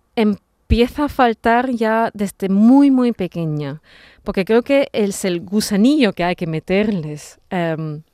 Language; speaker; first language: Spanish; non-native, fluent; German